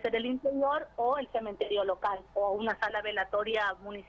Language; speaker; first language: Spanish; native; Spanish